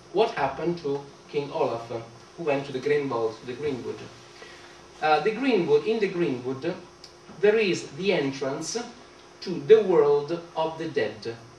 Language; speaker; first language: English; non-native, fluent; Italian